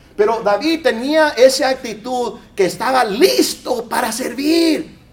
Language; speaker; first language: Spanish; early bilingual, heritage; Spanish